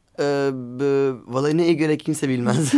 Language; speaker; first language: Turkish; non-native, learner; Arabic